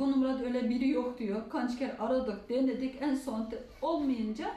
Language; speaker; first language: Turkish; non-native, learner; Uyghur